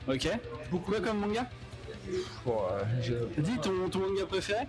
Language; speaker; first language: French; native; French